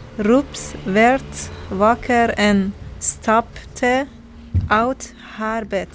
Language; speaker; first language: Dutch; non-native, learner; Persian